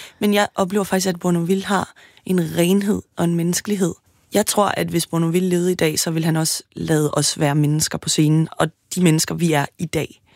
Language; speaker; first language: Danish; native; Danish